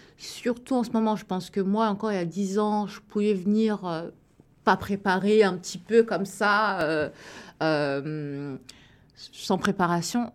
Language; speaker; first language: French; early bilingual, other home language; Wolof